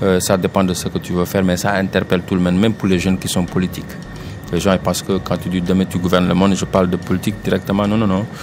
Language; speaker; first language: French; non-native, local second language; Wolof